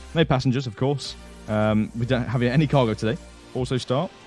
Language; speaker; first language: English; native; English